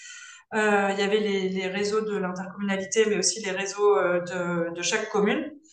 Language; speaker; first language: French; native; French